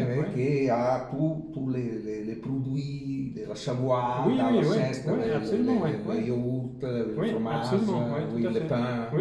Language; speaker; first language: French; non-native, learner; Italian